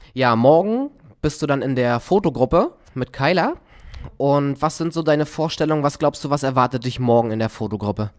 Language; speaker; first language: German; native; German